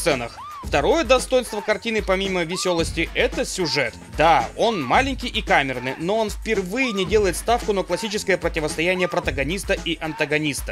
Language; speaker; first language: Russian; native; Russian